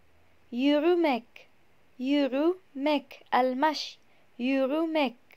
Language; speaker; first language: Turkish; non-native, fluent; Arabic